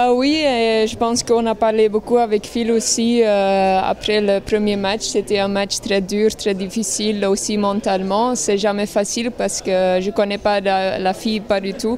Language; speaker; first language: French; non-native, local second language; Dutch